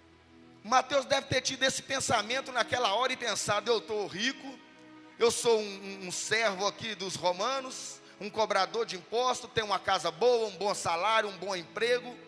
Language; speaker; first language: Portuguese; native; Portuguese